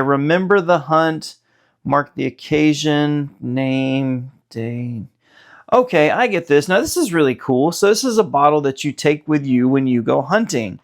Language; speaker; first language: English; native; English